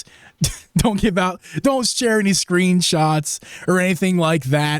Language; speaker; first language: English; native; English